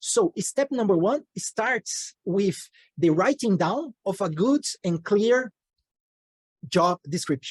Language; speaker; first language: English; non-native, fluent; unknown